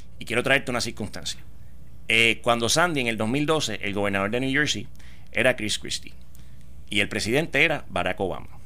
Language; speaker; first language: Spanish; native; Spanish